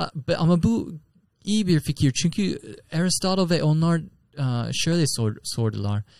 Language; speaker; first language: Turkish; non-native, learner; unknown